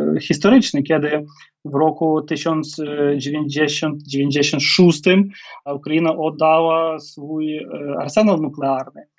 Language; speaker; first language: Polish; non-native, fluent; Ukrainian